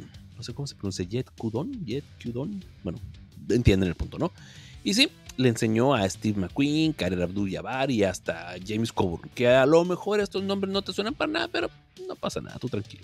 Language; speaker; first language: Spanish; native; Spanish